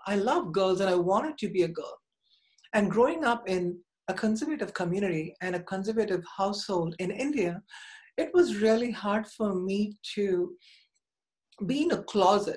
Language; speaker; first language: English; non-native, local second language; Tamil